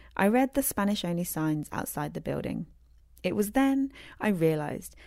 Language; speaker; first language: English; native; English